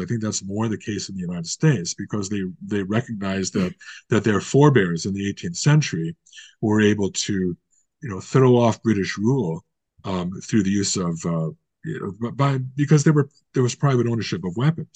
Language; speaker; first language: English; native; English